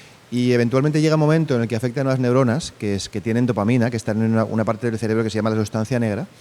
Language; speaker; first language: Spanish; native; Spanish